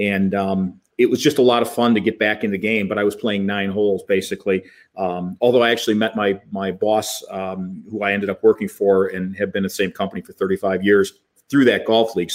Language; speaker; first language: English; native; English